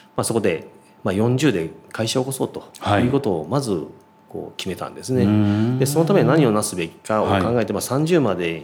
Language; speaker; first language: Japanese; native; Japanese